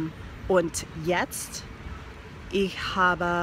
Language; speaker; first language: German; non-native, learner; English